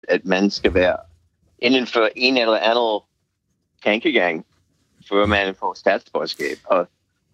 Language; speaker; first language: Danish; non-native, fluent; English